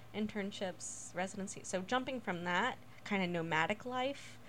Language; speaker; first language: English; native; English